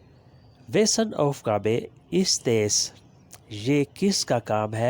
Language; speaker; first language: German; non-native, learner; Urdu